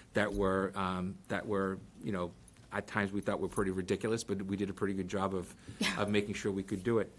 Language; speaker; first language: English; early bilingual, other home language; Portuguese